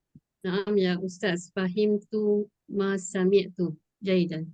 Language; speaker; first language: Arabic; non-native, learner; Malay